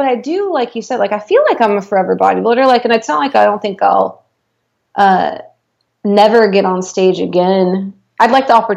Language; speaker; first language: English; native; English